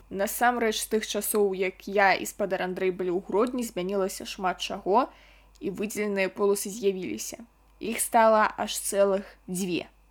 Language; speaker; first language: Belarusian; non-native, local second language; Russian